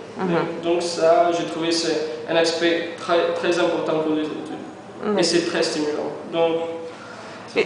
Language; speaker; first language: French; non-native, fluent; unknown